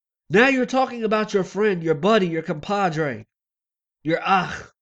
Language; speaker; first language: English; native; English